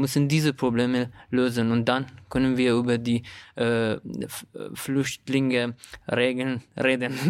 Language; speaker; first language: German; non-native, learner; Persian